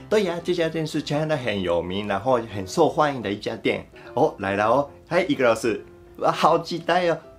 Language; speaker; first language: Chinese; non-native, fluent; Japanese